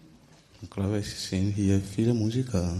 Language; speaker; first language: German; non-native, learner; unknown